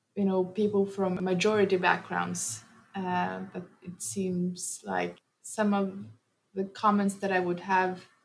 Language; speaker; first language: English; early bilingual, heritage; Norwegian